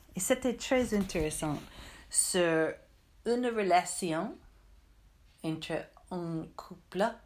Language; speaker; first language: French; non-native, learner; English